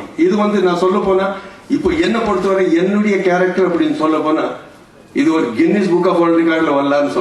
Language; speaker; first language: Tamil; non-native, fluent; Hindi